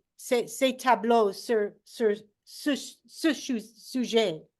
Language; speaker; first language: French; non-native, learner; English